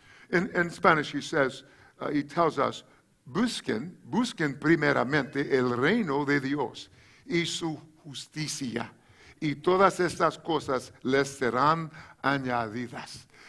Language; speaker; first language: Spanish; non-native, learner; English